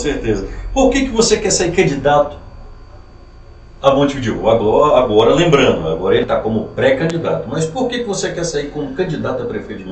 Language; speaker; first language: Portuguese; native; Portuguese